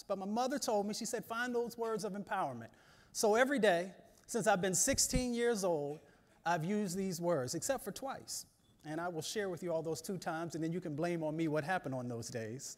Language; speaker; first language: English; native; English